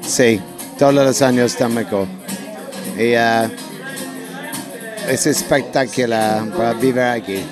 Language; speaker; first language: Spanish; non-native, learner; English